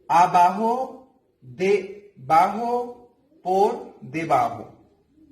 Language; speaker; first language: Spanish; non-native, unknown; Hindi